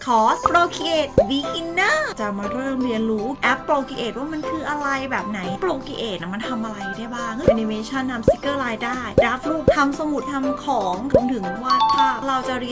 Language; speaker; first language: Thai; native; Thai